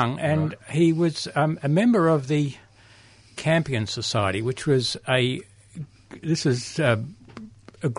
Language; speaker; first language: English; native; English